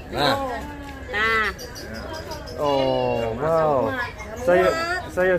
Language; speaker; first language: Indonesian; non-native, learner; English